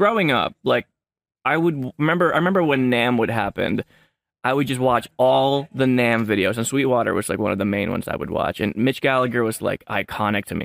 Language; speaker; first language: English; non-native, local second language; Filipino